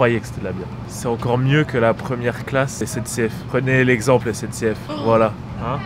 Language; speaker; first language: French; native; French